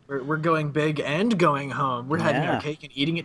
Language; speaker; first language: English; native; English